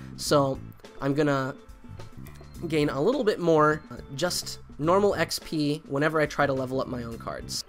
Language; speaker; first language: English; native; English